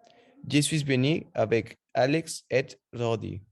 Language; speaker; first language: French; non-native, learner; Spanish